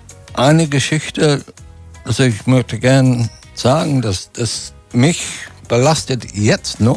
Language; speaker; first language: German; non-native, fluent; English